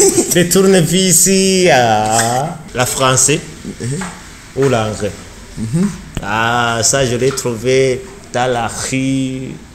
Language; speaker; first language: French; non-native, learner; Rundi